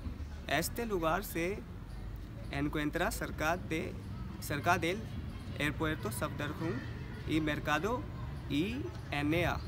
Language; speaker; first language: Spanish; non-native, learner; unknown